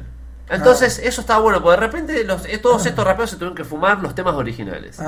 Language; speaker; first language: Spanish; native; Spanish